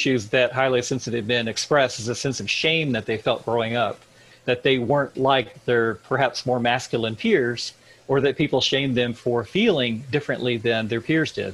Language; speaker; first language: English; native; English